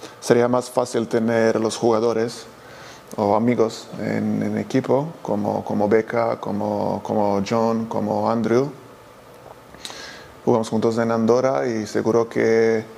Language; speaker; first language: Spanish; non-native, fluent; Serbian